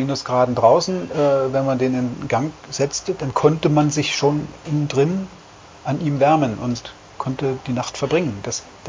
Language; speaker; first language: German; native; German